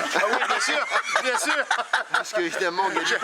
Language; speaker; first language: French; native; French